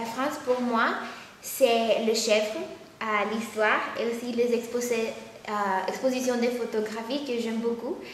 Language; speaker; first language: French; non-native, learner; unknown